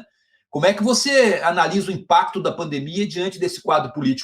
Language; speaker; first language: Portuguese; native; Portuguese